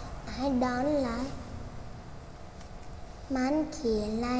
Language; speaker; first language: English; non-native, learner; Vietnamese